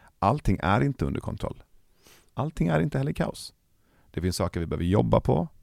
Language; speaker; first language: Swedish; early bilingual, other home language; Persian